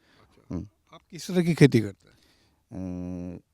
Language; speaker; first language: Hindi; native; Hindi